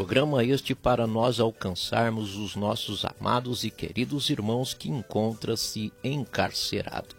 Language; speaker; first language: Portuguese; native; Portuguese